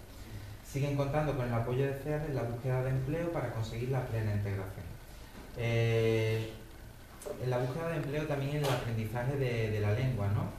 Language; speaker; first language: Spanish; native; Spanish